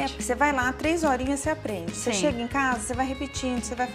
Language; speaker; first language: Portuguese; native; Portuguese